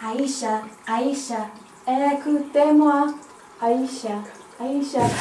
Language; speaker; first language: French; non-native, learner; English